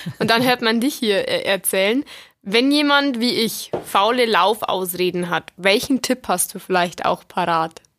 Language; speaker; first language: German; native; German